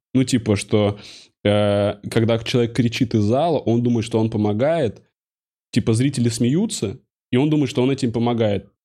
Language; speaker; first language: Russian; native; Russian